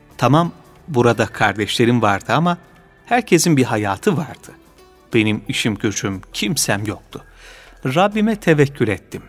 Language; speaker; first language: Turkish; native; Turkish